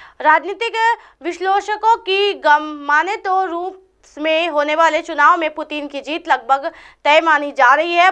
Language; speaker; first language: Hindi; native; Hindi